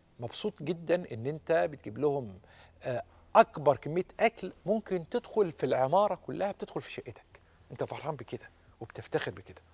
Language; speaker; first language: Arabic; native; Arabic